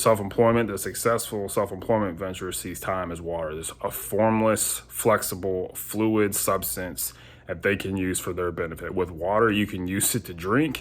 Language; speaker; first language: English; native; English